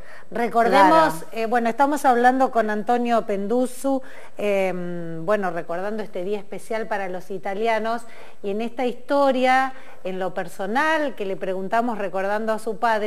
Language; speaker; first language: Spanish; native; Spanish